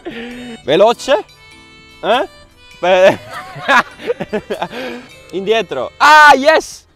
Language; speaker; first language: Italian; non-native, learner; English